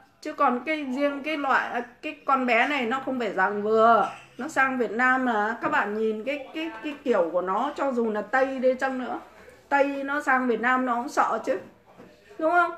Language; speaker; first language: Vietnamese; native; Vietnamese